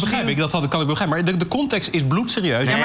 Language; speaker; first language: Dutch; native; Dutch